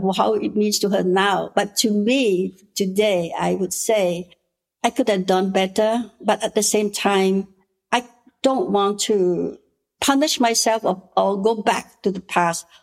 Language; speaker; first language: English; non-native, fluent; Khmer